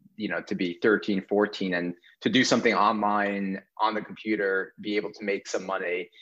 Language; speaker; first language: English; native; English